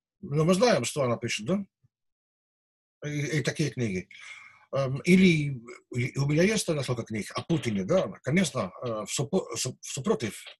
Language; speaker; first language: Russian; non-native, learner; Dutch